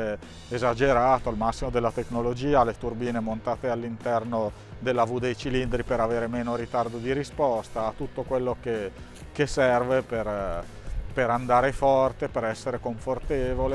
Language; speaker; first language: Italian; native; Italian